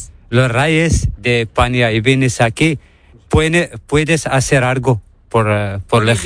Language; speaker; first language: Spanish; non-native, learner; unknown